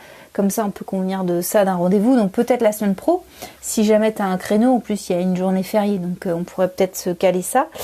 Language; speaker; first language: French; native; French